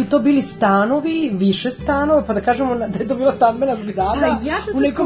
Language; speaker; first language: Serbian; native; Serbian